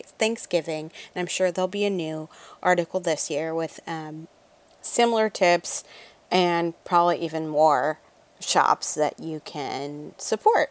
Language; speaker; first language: English; native; English